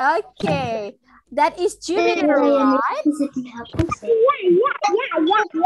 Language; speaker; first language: English; non-native, local second language; Indonesian